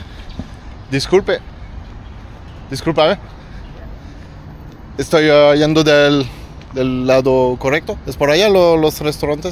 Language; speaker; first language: Spanish; non-native, fluent; French